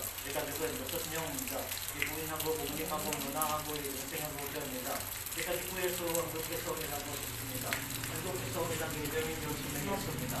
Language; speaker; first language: Korean; non-native, learner; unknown